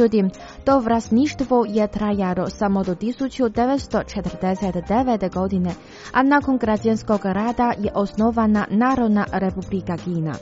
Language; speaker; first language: Croatian; non-native, fluent; Chinese